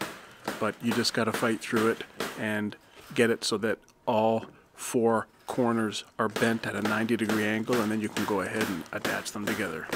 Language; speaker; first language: English; native; English